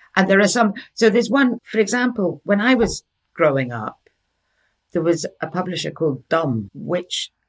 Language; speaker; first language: English; early bilingual, other home language; Norwegian